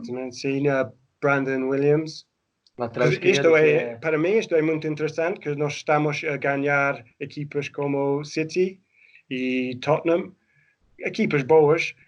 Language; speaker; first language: Portuguese; non-native, fluent; English